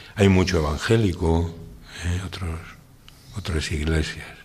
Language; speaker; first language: Spanish; native; Spanish